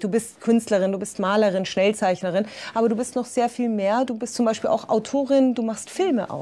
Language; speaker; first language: German; native; German